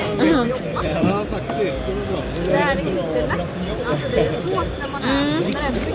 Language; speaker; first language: Swedish; non-native, learner; Thai